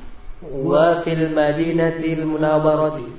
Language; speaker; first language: Arabic; non-native, learner; Indonesian